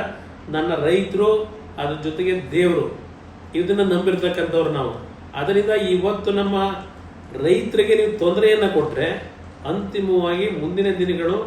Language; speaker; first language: Kannada; native; Kannada